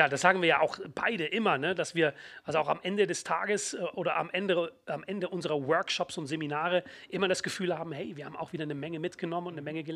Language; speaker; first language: German; native; German